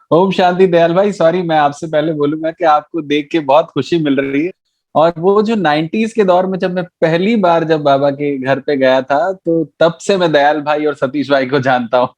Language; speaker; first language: Hindi; native; Hindi